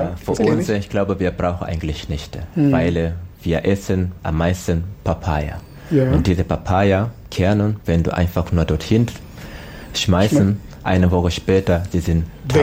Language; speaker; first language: German; non-native, learner; Swahili